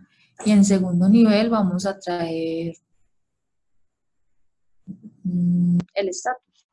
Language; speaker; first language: Spanish; native; Spanish